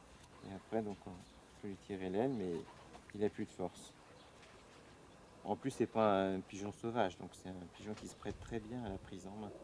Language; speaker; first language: French; native; French